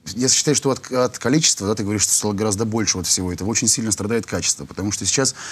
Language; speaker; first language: Russian; native; Russian